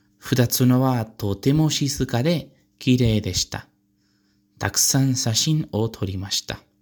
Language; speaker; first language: Japanese; non-native, learner; Spanish